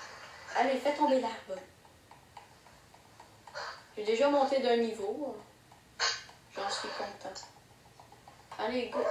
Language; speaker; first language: French; native; French